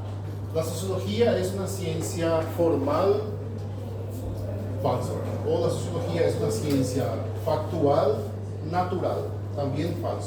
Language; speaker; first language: Spanish; non-native, fluent; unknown